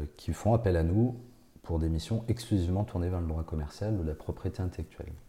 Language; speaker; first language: French; native; French